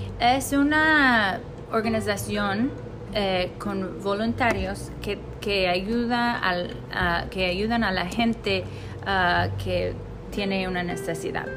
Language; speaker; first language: Spanish; non-native, fluent; English